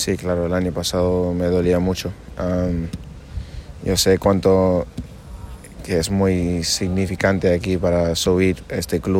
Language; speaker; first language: Spanish; non-native, fluent; English